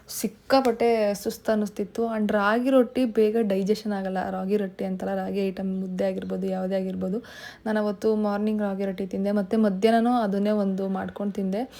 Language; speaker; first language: Kannada; native; Kannada